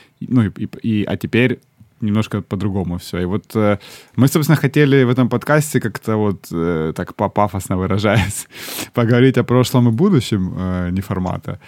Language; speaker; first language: Russian; native; Russian